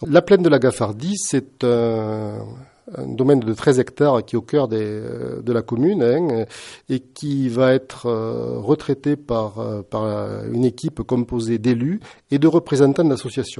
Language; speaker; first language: French; native; French